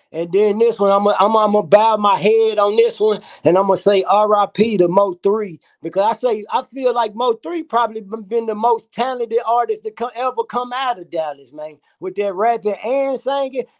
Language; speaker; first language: English; native; English